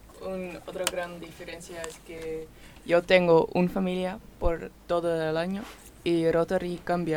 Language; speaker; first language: Spanish; non-native, learner; Dutch